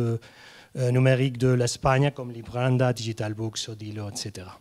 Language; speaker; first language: French; non-native, fluent; Spanish